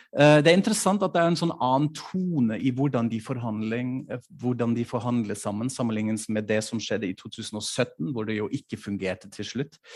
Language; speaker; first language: Norwegian; non-native, fluent; German